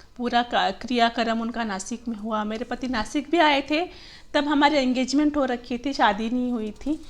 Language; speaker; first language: Hindi; non-native, local second language; Gujarati